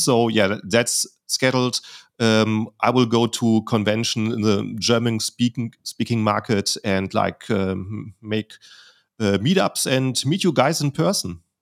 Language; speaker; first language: English; non-native, fluent; German